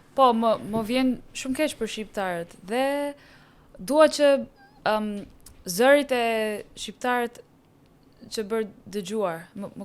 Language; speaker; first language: Albanian; non-native, learner; Persian